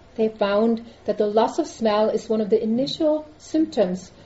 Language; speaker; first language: English; non-native, fluent; German